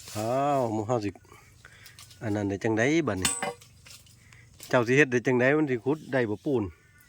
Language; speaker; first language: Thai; native; Thai